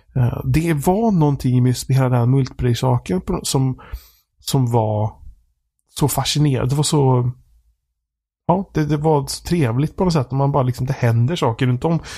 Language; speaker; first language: Swedish; native; Swedish